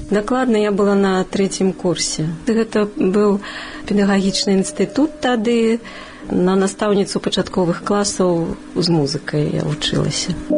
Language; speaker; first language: Belarusian; non-native, local second language; Russian